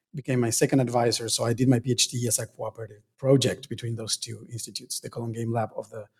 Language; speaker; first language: English; non-native, fluent; Spanish